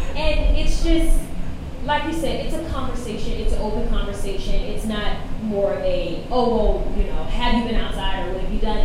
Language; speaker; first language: English; native; English